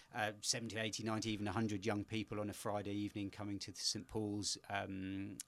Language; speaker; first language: English; native; English